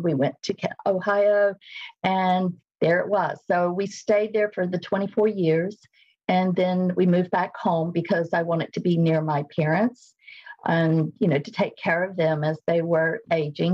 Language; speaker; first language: English; native; English